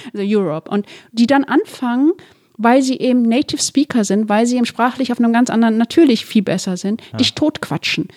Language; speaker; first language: German; early bilingual, other home language; Turkish